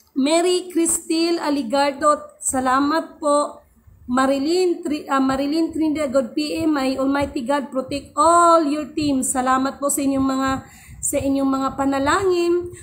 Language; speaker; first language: Filipino; non-native, local second language; Cebuano